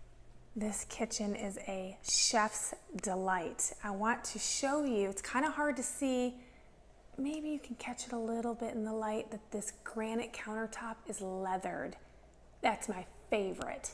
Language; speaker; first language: English; native; English